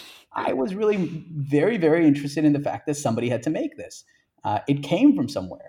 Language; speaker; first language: English; non-native, local second language; Hindi